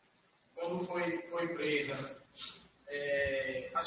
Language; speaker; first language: Portuguese; native; Portuguese